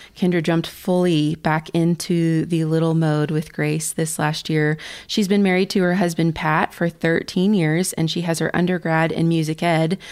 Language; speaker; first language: English; native; English